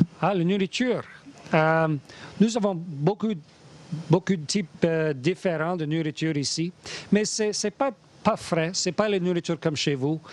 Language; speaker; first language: French; non-native, learner; English